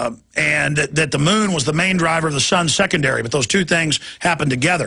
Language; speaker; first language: English; native; English